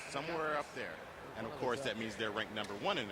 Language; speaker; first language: English; native; English